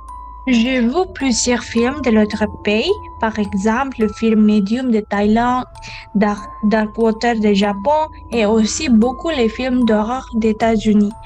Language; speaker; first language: French; non-native, learner; Indonesian